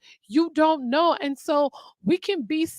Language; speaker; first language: English; native; English